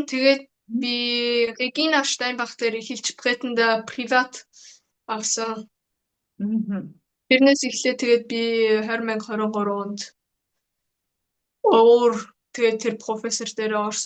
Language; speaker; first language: Mongolian; early bilingual, heritage; Mongolian